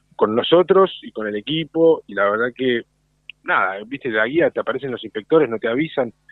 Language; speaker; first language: Spanish; native; Spanish